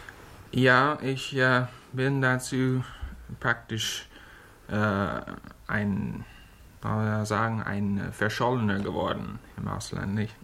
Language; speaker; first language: German; non-native, fluent; English